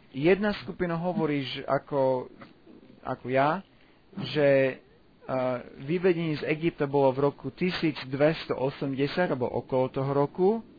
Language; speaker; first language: Slovak; non-native, fluent; English